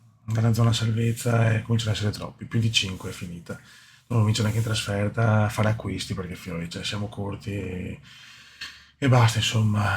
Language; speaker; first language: Italian; native; Italian